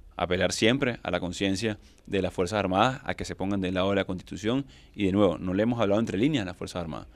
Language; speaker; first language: Spanish; native; Spanish